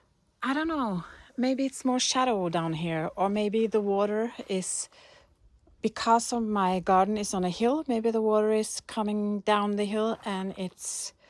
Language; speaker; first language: English; non-native, fluent; Norwegian